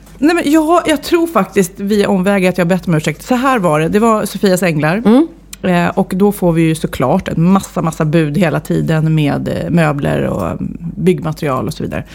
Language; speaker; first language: Swedish; native; Swedish